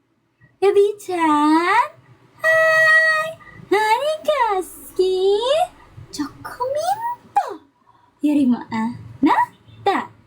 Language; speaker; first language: Japanese; non-native, learner; Filipino